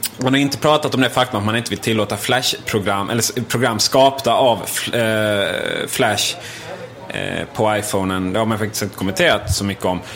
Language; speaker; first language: Swedish; native; Swedish